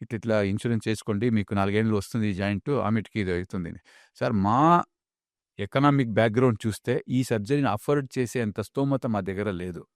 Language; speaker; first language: Telugu; non-native, local second language; Kannada